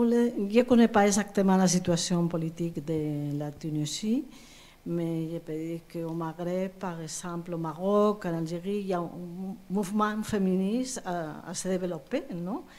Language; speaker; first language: French; non-native, fluent; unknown